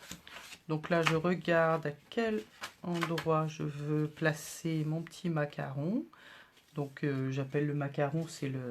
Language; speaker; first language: French; native; French